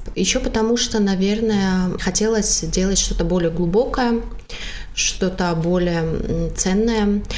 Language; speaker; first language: Russian; non-native, local second language; Tajik